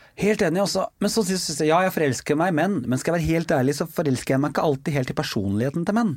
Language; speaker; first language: Norwegian; native; Norwegian